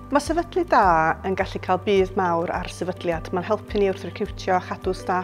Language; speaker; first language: Welsh; native; Welsh